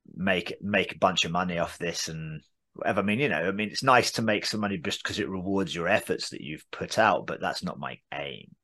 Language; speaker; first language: English; native; English